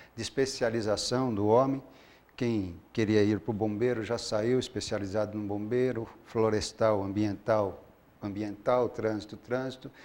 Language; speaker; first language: Portuguese; native; Portuguese